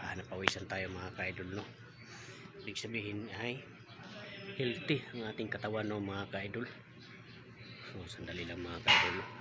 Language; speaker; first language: Filipino; non-native, local second language; Cebuano